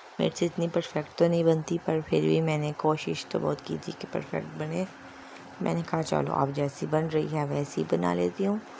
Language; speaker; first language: Urdu; native; Urdu